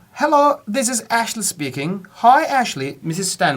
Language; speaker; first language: English; non-native, fluent; Turkish